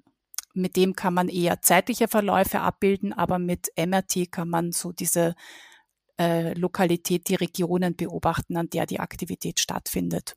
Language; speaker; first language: German; native; German